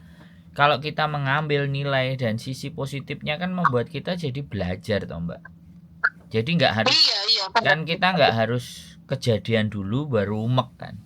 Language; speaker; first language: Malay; non-native, local second language; Javanese